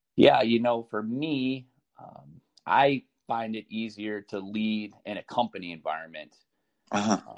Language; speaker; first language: English; native; English